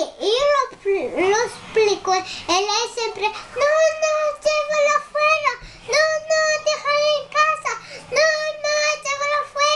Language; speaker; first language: Spanish; early bilingual, heritage; Spanish